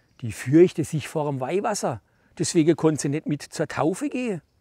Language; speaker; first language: German; native; German